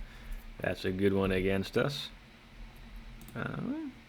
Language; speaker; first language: English; native; English